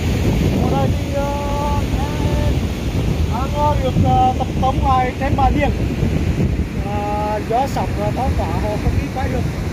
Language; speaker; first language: Vietnamese; native; Vietnamese